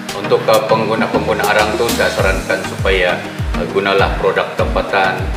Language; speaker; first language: Malay; non-native, local second language; Central Dusun